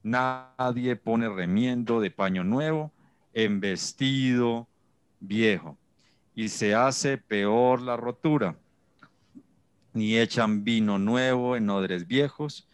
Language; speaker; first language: Spanish; native; Spanish